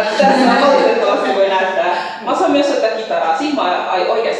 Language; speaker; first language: Finnish; early bilingual, other home language; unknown